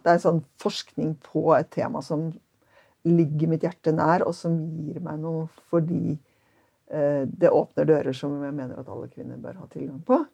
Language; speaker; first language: Norwegian; native; Norwegian